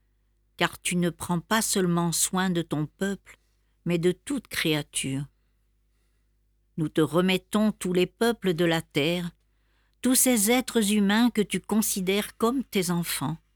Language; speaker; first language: French; native; French